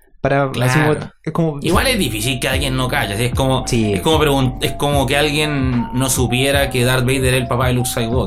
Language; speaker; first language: Spanish; native; Spanish